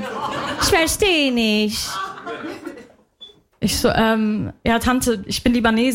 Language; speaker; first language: German; early bilingual, other home language; Arabic